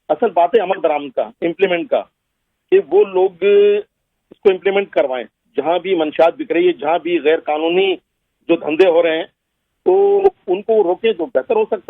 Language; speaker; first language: Urdu; native; Urdu